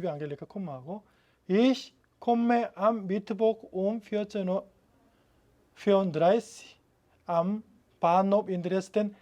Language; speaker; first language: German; non-native, fluent; Korean